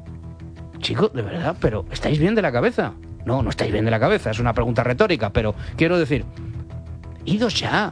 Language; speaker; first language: Spanish; native; Spanish